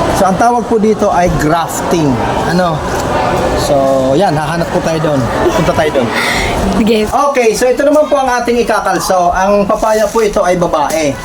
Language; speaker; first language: Filipino; native; Filipino